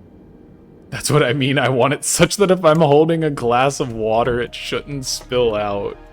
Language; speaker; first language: English; native; English